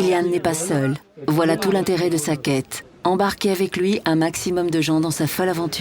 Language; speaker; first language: French; native; French